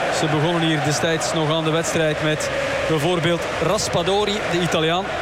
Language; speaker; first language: Dutch; native; Dutch